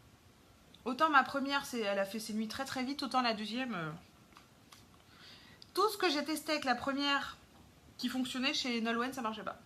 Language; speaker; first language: French; native; French